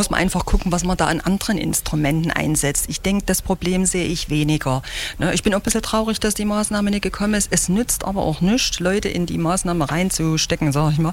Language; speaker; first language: German; native; German